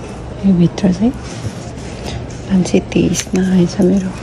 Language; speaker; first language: Korean; non-native, learner; Nepali